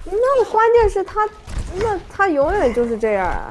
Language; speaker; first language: Chinese; early bilingual, heritage; Chinese